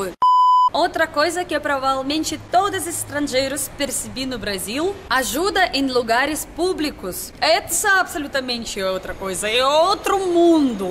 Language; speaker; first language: Portuguese; non-native, learner; Russian